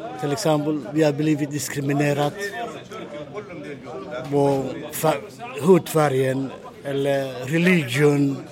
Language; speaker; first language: Swedish; non-native, fluent; Somali